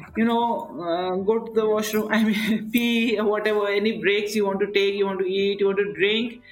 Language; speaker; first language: English; non-native, local second language; Nepali